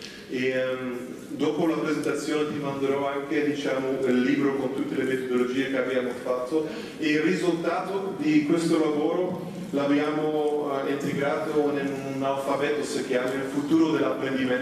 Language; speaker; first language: Italian; non-native, fluent; Dutch